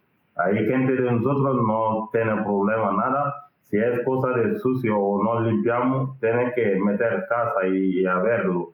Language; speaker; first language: Spanish; non-native, learner; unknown